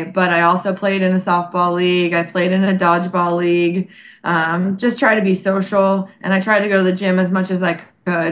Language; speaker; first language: English; native; English